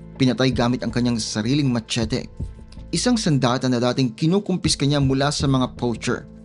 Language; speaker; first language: Filipino; native; Filipino